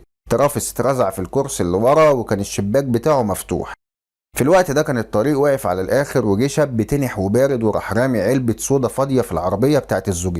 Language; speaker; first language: Arabic; native; Arabic